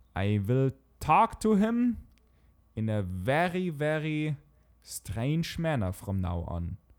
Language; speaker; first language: English; non-native, fluent; German